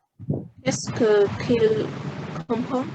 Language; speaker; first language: French; non-native, learner; Vietnamese